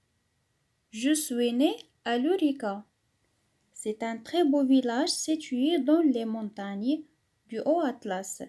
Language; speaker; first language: French; non-native, local second language; Arabic